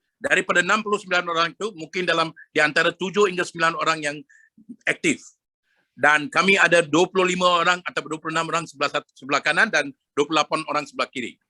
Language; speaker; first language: Malay; non-native, local second language; Tamil